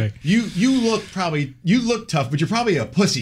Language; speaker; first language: English; native; English